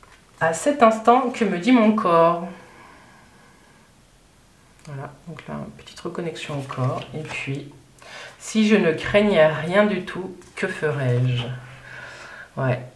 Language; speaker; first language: French; native; French